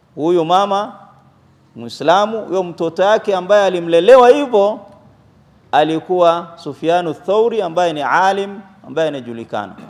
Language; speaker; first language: Swahili; non-native, local second language; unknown